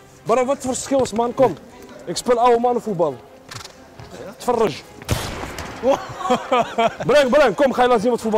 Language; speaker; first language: Dutch; native; Dutch